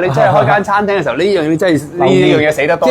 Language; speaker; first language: Cantonese; native; Cantonese